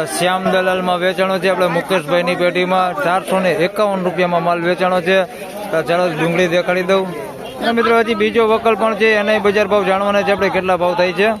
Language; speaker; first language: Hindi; non-native, local second language; Gujarati